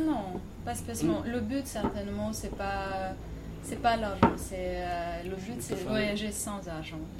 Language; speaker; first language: French; non-native, fluent; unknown